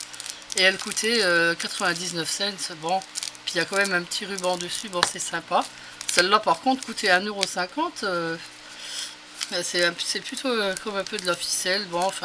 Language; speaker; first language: French; native; French